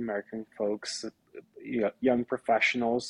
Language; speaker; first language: English; non-native, fluent; Portuguese